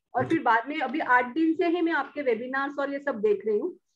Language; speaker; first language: Hindi; non-native, local second language; Marathi